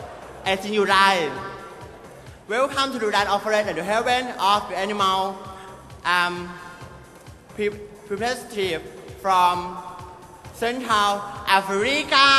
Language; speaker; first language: English; non-native, learner; Thai